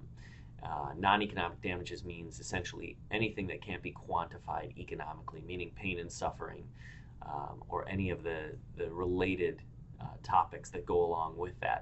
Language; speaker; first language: English; native; English